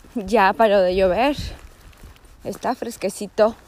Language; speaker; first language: Spanish; early bilingual, heritage; Spanish